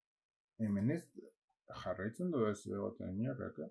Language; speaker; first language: Basque; non-native, local second language; Spanish